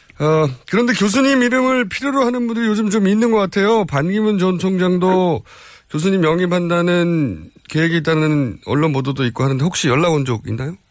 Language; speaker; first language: Korean; native; Korean